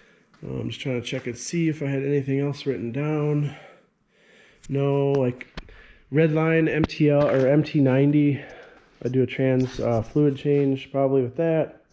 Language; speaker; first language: English; native; English